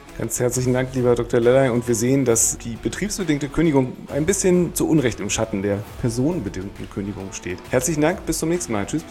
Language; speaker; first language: German; native; German